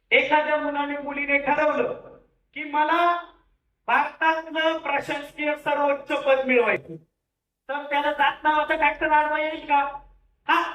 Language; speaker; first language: Marathi; native; Marathi